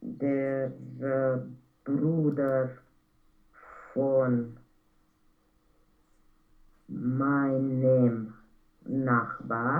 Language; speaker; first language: German; non-native, learner; Romanian